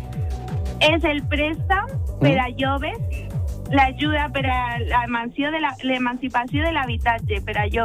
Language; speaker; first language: Catalan; non-native, local second language; Spanish